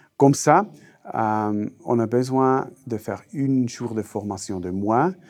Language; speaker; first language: French; non-native, local second language; Swiss German